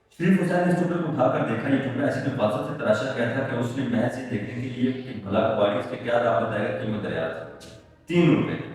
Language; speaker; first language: Urdu; non-native, local second language; Punjabi